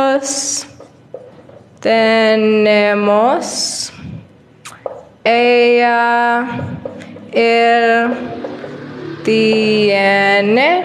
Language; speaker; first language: Spanish; non-native, learner; English